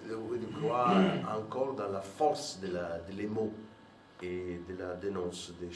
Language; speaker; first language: French; non-native, fluent; Italian